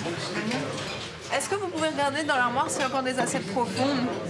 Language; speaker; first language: French; native; French